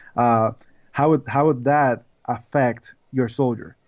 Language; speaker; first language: English; non-native, fluent; Spanish